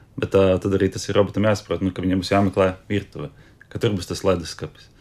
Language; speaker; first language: Latvian; native; Latvian